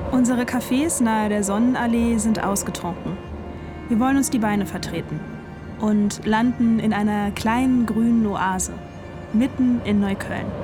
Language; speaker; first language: German; native; German